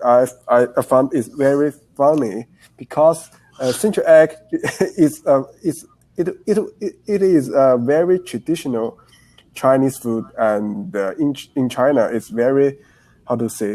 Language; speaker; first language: English; non-native, learner; Chinese